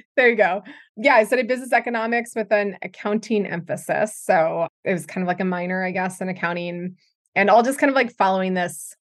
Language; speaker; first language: English; native; English